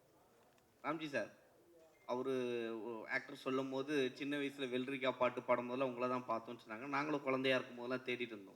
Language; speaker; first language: Tamil; native; Tamil